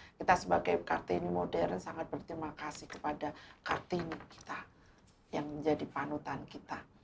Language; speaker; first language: Indonesian; native; Indonesian